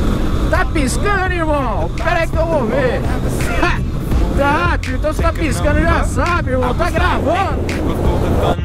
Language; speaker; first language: Portuguese; native; Portuguese